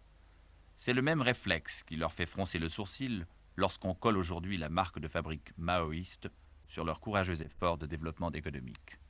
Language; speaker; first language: French; native; French